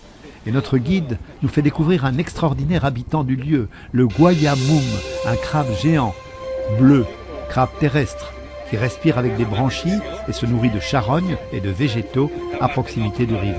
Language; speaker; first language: French; native; French